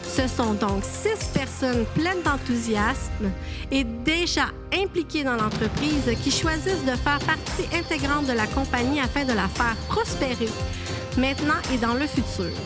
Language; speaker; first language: French; native; French